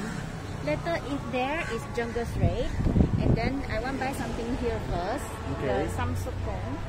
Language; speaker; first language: English; non-native, learner; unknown